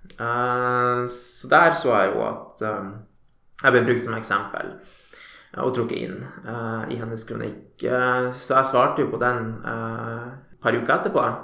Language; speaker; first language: Norwegian; native; Norwegian